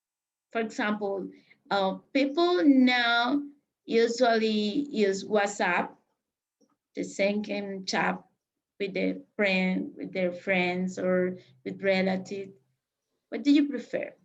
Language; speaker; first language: English; non-native, fluent; Spanish